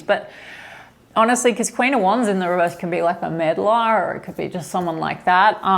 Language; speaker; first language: English; native; English